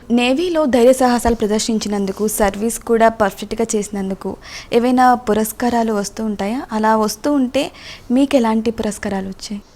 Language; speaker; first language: Telugu; native; Telugu